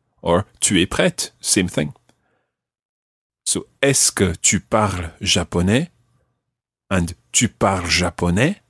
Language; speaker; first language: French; non-native, fluent; English